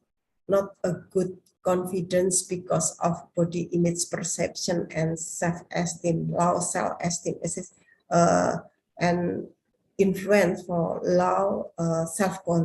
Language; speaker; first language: English; non-native, learner; Indonesian